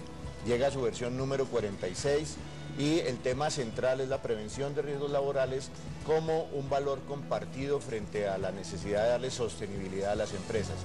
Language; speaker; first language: Spanish; native; Spanish